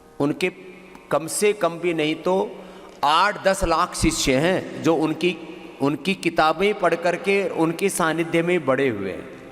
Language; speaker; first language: Hindi; native; Hindi